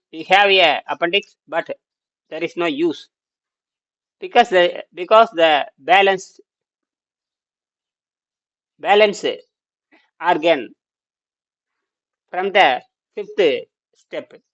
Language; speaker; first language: English; non-native, local second language; Tamil